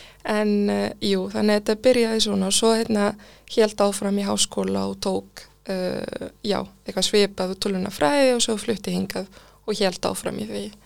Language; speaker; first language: Icelandic; non-native, fluent; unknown